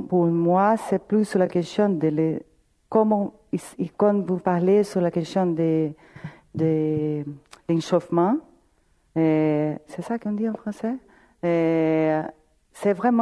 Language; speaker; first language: French; non-native, fluent; Portuguese